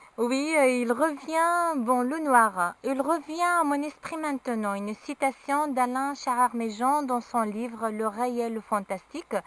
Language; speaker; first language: French; non-native, local second language; Arabic